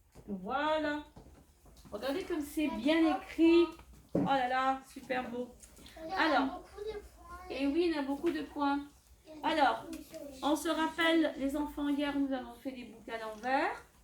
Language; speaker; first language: French; native; French